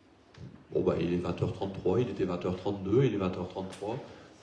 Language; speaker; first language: French; native; French